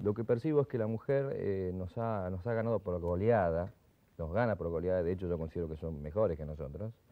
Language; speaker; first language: Spanish; native; Spanish